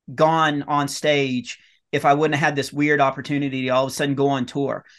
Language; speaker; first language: English; native; English